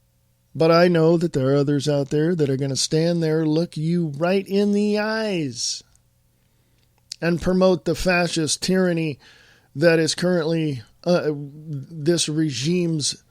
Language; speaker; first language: English; native; English